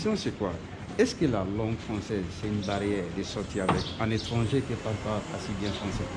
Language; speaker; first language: French; non-native, learner; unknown